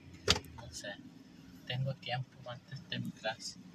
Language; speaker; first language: Spanish; early bilingual, heritage; English